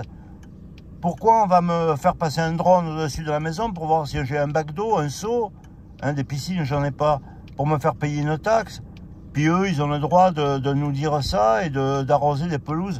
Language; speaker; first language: French; native; French